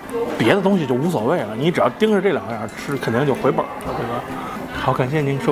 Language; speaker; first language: Chinese; native; Chinese